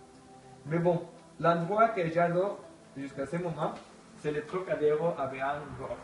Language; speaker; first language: French; non-native, learner; Spanish